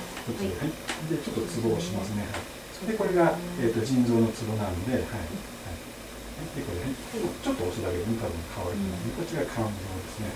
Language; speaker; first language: Japanese; native; Japanese